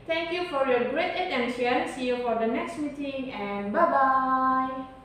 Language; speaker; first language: English; non-native, fluent; Indonesian